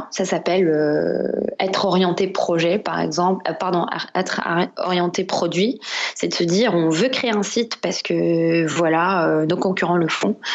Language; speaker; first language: French; non-native, local second language; Arabic